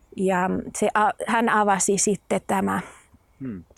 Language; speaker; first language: Finnish; non-native, fluent; Spanish